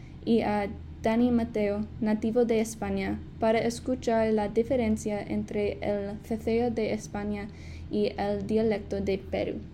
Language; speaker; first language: Spanish; non-native, fluent; English